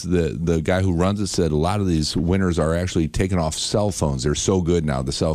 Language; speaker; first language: English; native; English